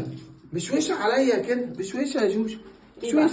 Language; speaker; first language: Arabic; native; Arabic